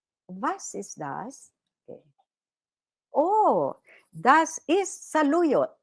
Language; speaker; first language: German; non-native, fluent; Filipino